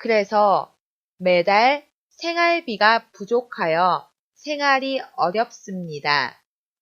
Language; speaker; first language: Korean; non-native, fluent; Chinese